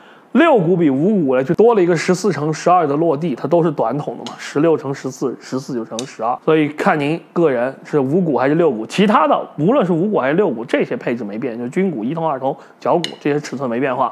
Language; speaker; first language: Chinese; native; Chinese